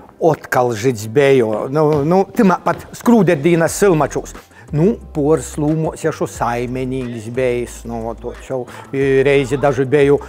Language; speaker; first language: Latvian; native; Latvian